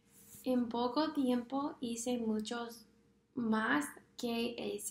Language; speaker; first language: Spanish; non-native, fluent; English